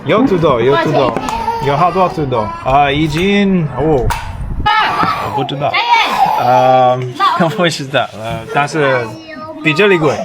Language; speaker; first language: Chinese; non-native, learner; English